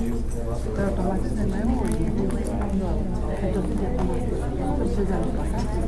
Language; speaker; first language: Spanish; non-native, local second language; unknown